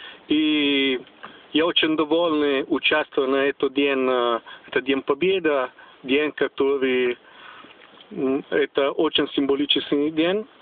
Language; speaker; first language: Russian; non-native, learner; Italian